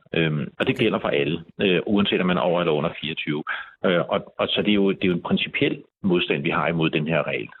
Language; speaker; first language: Danish; native; Danish